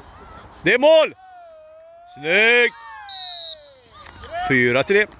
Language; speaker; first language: Swedish; non-native, fluent; Turkish